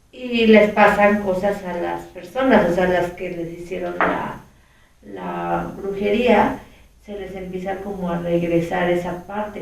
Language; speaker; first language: Spanish; native; Spanish